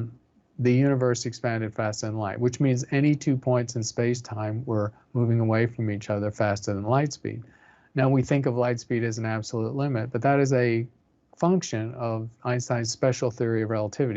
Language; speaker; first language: English; native; English